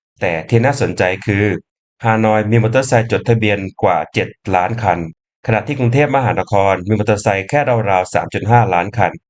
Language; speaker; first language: Thai; native; Thai